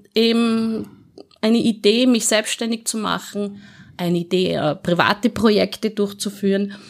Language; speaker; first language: German; native; German